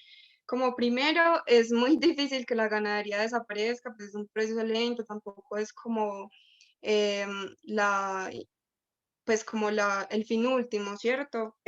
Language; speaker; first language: Spanish; native; Spanish